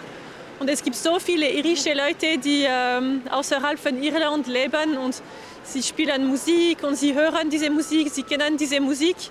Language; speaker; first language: German; non-native, fluent; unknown